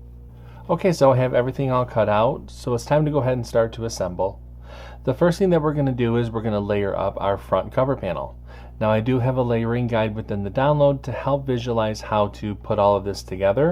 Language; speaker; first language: English; native; English